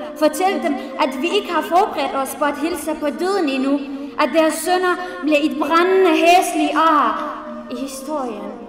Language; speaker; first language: Danish; non-native, fluent; Central Kurdish